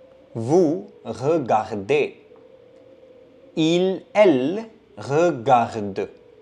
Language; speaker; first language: French; non-native, fluent; Hindi